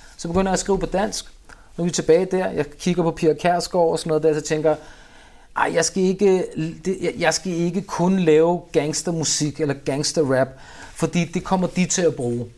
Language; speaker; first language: Danish; early bilingual, other home language; Urdu